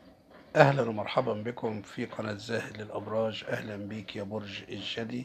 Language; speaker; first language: Arabic; native; Arabic